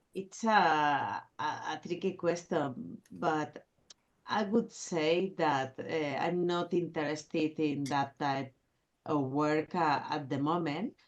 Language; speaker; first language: English; non-native, fluent; Spanish